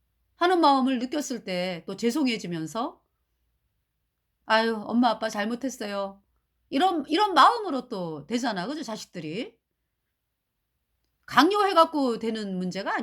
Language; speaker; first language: Korean; native; Korean